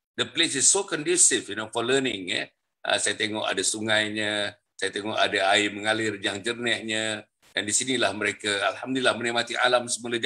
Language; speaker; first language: Malay; native; Malay